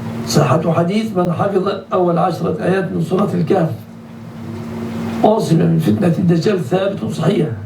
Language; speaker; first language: Arabic; native; Arabic